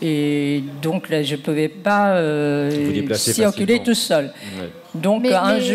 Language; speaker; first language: French; non-native, fluent; Japanese